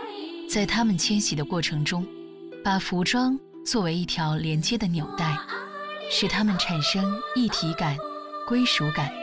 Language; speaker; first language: Chinese; native; Chinese